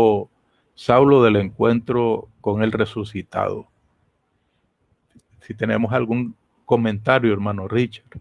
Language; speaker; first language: Spanish; native; Spanish